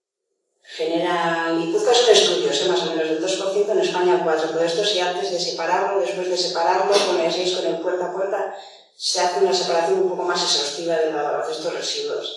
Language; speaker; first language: Spanish; native; Spanish